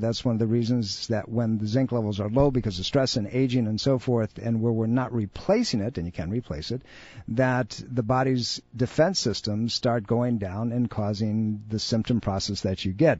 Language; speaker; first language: English; native; English